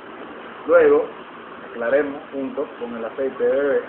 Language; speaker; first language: Spanish; native; Spanish